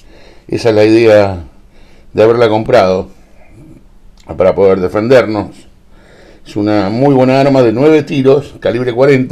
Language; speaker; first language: Spanish; native; Spanish